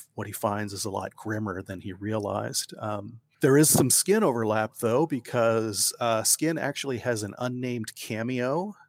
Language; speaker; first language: English; native; English